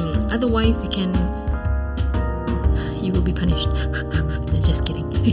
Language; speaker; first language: English; non-native, local second language; Malay